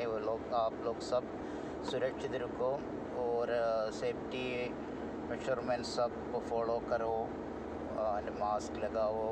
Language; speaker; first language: Hindi; non-native, local second language; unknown